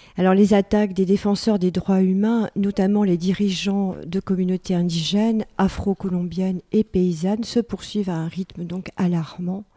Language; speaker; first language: French; native; French